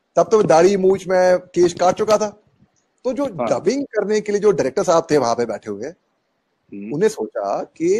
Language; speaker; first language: Hindi; native; Hindi